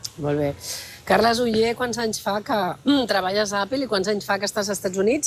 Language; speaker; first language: Catalan; native; Catalan